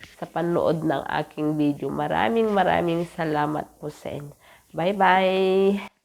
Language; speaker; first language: Filipino; non-native, local second language; Iloko